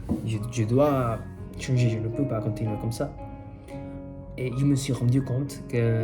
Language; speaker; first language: French; non-native, fluent; Spanish